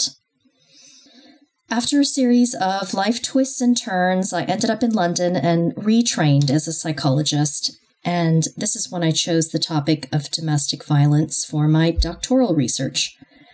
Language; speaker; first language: English; native; English